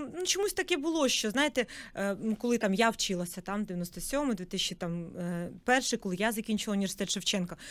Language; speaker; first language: Ukrainian; non-native, local second language; Russian